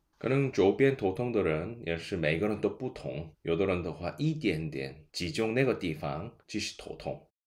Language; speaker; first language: Chinese; non-native, fluent; Korean